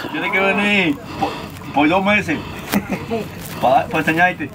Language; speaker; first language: Spanish; native; Spanish